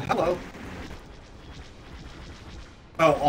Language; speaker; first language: English; native; English